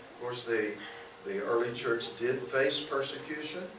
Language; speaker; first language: English; native; English